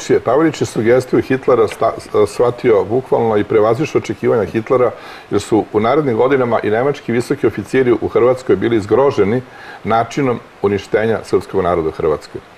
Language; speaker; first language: Croatian; native; Croatian